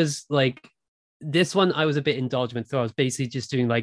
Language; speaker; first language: English; native; English